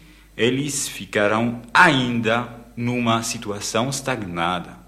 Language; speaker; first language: Portuguese; non-native, fluent; French